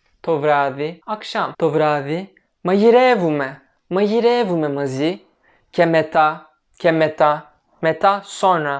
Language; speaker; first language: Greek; non-native, learner; Turkish